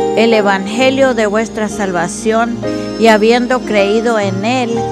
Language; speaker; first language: Spanish; early bilingual, other home language; English